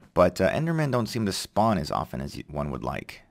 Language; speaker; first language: English; native; English